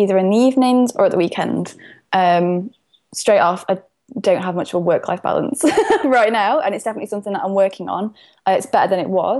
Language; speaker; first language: English; native; English